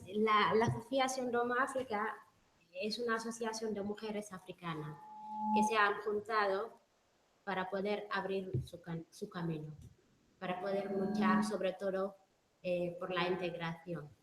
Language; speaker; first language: Spanish; non-native, fluent; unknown